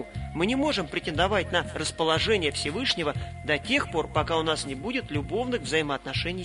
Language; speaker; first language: Russian; native; Russian